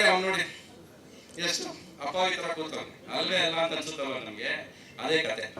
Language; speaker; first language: Kannada; native; Kannada